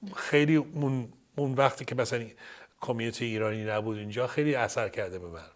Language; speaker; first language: Persian; early bilingual, heritage; Persian